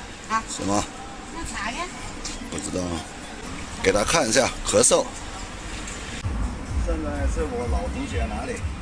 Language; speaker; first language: Chinese; non-native, local second language; Cantonese